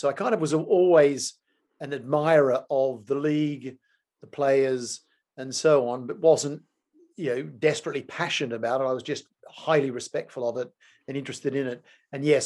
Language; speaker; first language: English; native; English